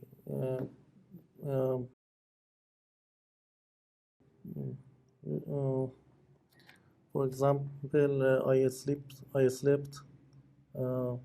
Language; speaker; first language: English; non-native, learner; Persian